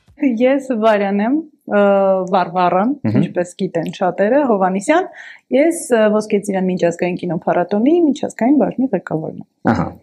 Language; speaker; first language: Armenian; native; Armenian